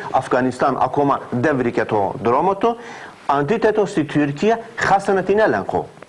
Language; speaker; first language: Greek; non-native, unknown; Turkish